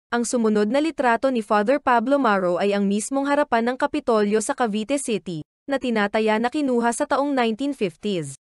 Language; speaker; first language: Filipino; native; Filipino